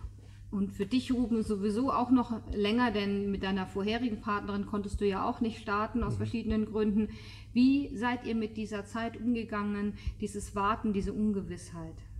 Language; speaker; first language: German; native; German